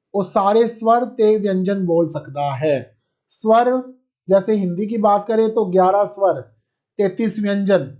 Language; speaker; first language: Hindi; non-native, local second language; Punjabi